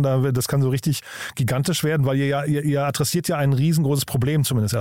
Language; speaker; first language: German; native; German